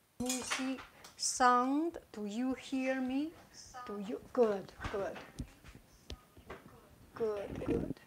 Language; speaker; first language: English; non-native, fluent; Chinese